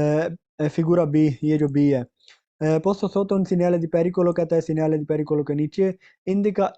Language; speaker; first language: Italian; non-native, fluent; Urdu